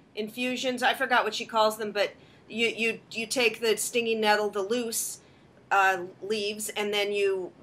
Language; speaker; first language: English; native; English